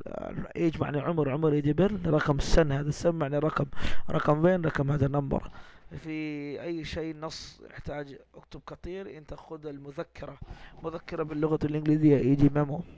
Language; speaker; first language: Arabic; non-native, learner; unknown